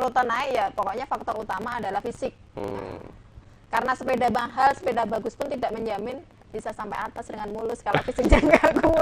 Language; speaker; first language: Indonesian; native; Indonesian